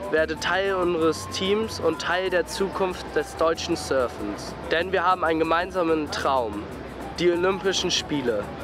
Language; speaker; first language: German; native; German